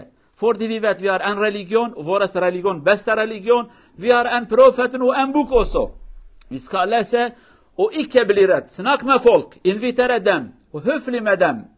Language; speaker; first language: Norwegian; non-native, learner; Kurdish